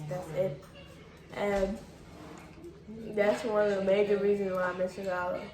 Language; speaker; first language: English; native; English